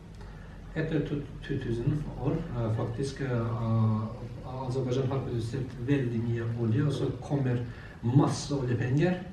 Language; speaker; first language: Norwegian; non-native, learner; Azerbaijani